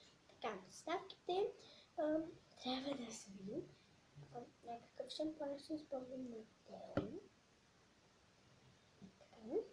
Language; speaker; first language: Bulgarian; native; Bulgarian